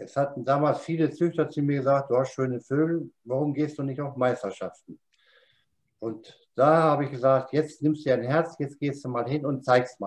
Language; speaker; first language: German; native; German